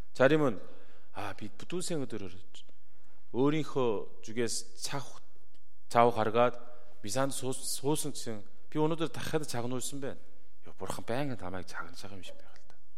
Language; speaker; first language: Mongolian; non-native, fluent; Korean